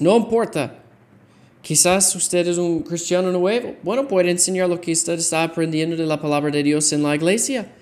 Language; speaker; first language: Spanish; non-native, fluent; English